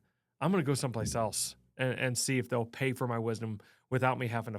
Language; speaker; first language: English; native; English